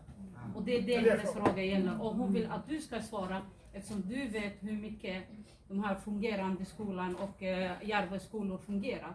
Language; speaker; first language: Swedish; non-native, fluent; Somali